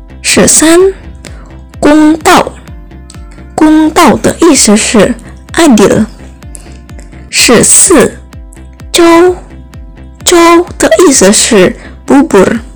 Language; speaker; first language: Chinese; non-native, learner; Indonesian